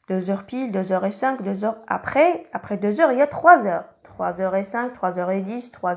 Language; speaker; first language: French; non-native, local second language; Arabic